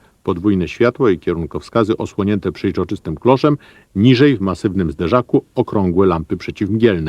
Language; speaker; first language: Polish; native; Polish